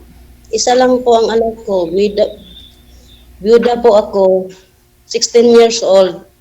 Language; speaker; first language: Filipino; non-native, local second language; Cebuano